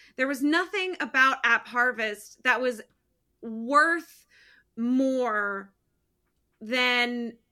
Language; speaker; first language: English; native; English